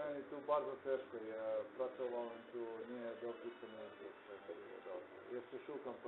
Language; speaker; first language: Polish; non-native, learner; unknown